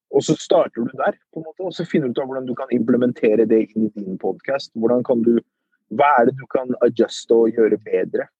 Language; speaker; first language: Norwegian; early bilingual, other home language; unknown